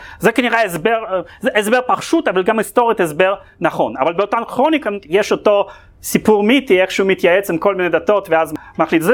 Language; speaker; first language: Hebrew; non-native, fluent; Russian